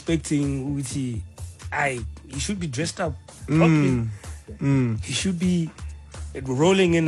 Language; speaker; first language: English; non-native, local second language; Southern Sotho